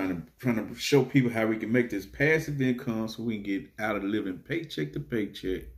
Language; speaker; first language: English; native; English